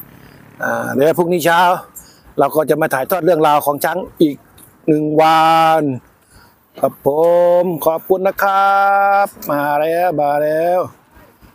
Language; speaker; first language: Thai; native; Thai